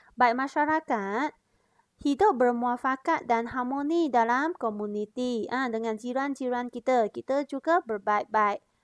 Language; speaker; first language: Malay; non-native, local second language; Chinese